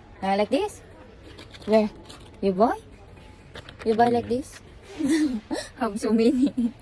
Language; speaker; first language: English; non-native, learner; Filipino